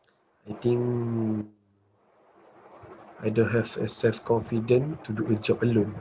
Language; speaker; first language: English; non-native, learner; Malay